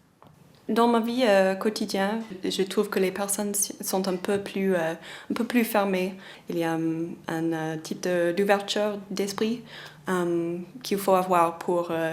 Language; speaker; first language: French; non-native, fluent; English